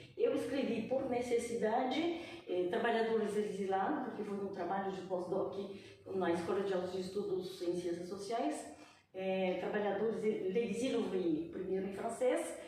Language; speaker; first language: Portuguese; native; Portuguese